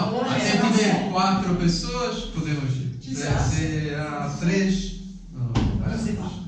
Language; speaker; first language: Portuguese; non-native, fluent; Italian